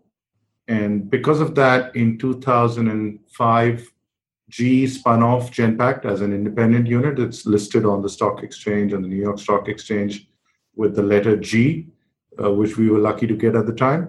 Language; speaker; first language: English; non-native, local second language; Hindi